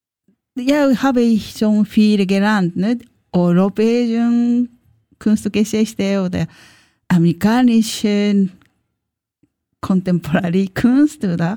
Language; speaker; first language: German; non-native, learner; Japanese